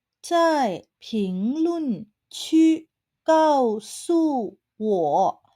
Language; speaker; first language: Chinese; non-native, fluent; Thai